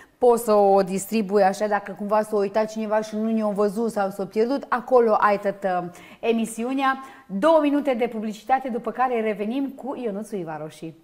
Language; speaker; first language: Romanian; native; Romanian